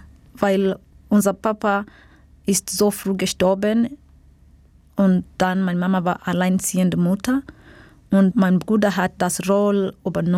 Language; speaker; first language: German; non-native, fluent; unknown